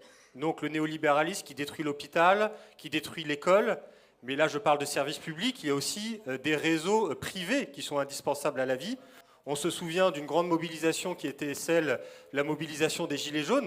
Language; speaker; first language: French; native; French